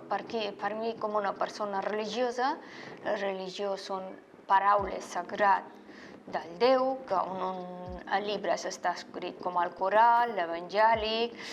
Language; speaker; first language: Catalan; non-native, fluent; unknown